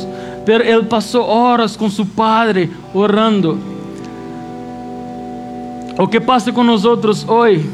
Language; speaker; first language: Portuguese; non-native, learner; Spanish